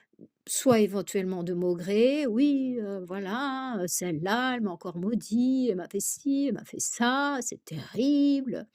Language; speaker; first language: French; native; French